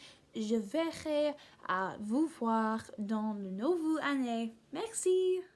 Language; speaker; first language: French; non-native, learner; English